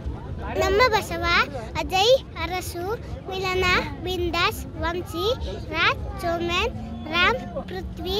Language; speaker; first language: Kannada; native; Kannada